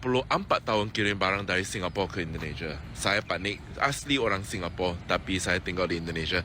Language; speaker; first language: Indonesian; non-native, fluent; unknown